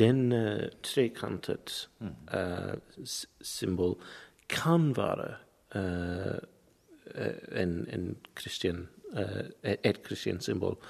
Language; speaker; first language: Norwegian; non-native, learner; English